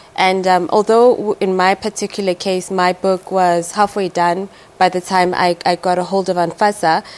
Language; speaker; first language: English; non-native, local second language; Tswana